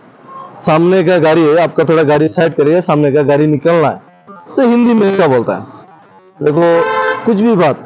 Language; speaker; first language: Hindi; non-native, local second language; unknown